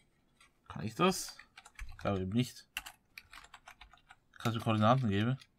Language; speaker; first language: German; native; German